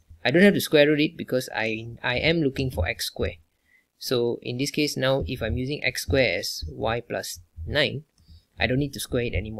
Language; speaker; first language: English; non-native, local second language; Malay